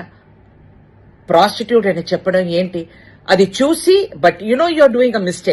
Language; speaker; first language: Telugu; non-native, fluent; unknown